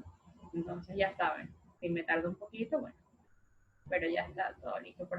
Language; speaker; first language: Spanish; native; Spanish